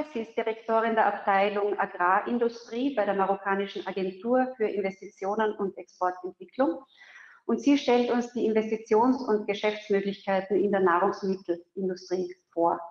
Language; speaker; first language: German; native; German